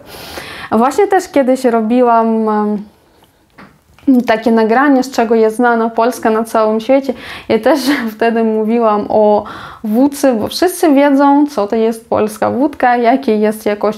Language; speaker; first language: Polish; non-native, fluent; Ukrainian